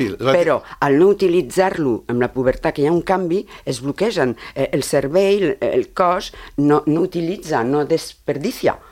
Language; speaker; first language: Catalan; early bilingual, heritage; Catalan